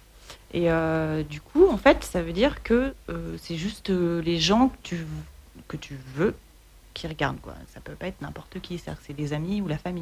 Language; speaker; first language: French; native; French